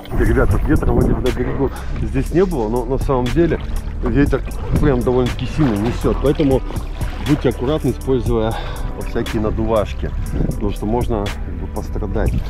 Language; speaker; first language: Russian; native; Russian